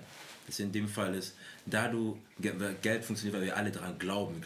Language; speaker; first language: German; native; German